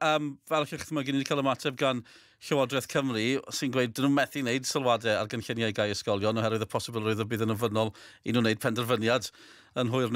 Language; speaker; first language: Welsh; native; Welsh